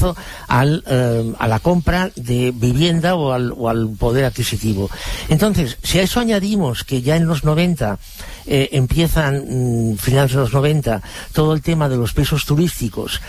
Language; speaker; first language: Spanish; native; Spanish